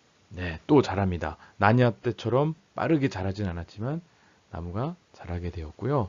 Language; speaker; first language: Korean; native; Korean